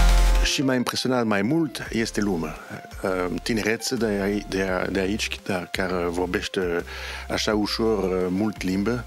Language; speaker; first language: Romanian; non-native, learner; French